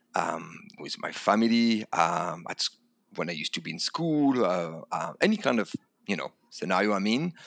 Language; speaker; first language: English; non-native, fluent; French